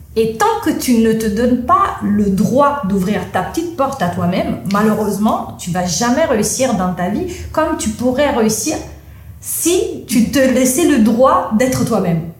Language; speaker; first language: French; non-native, fluent; Italian